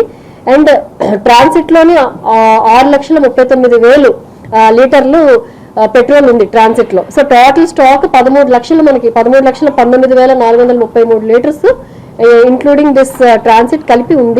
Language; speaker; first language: Telugu; native; Telugu